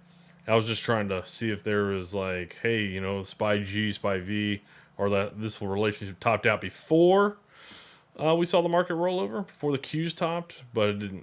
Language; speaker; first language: English; native; English